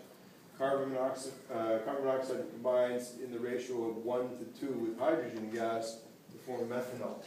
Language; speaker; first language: English; native; English